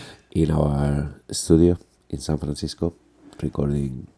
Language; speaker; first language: English; non-native, fluent; Spanish